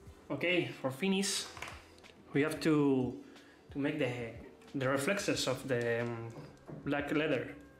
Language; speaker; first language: English; non-native, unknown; Spanish